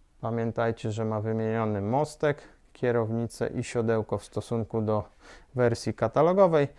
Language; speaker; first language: Polish; native; Polish